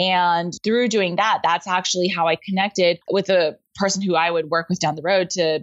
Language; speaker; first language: English; native; English